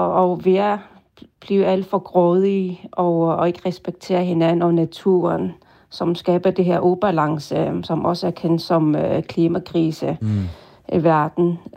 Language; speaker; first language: Danish; non-native, local second language; Kalaallisut